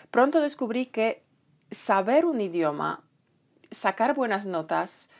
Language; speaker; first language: Spanish; non-native, fluent; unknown